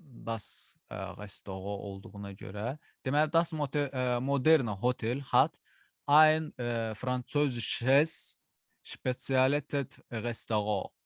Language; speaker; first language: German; non-native, learner; Azerbaijani